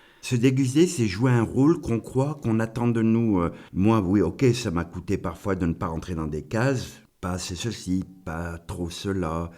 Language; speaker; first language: French; non-native, local second language; Kabyle